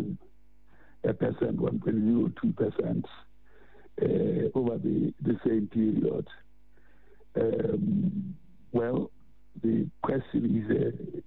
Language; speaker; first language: English; non-native, local second language; Southern Sotho